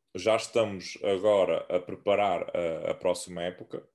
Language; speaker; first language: Portuguese; non-native, local second language; Kabuverdianu